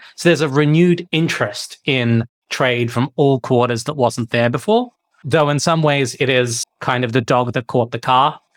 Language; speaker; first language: English; native; English